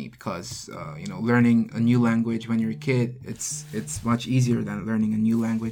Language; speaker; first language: English; non-native, local second language; Korean